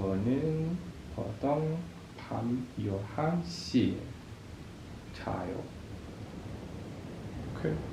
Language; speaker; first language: Korean; non-native, learner; Nyanja